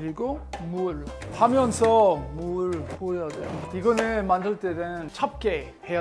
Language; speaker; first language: Korean; non-native, learner; English